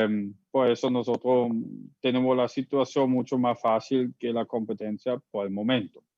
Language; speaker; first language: Spanish; non-native, fluent; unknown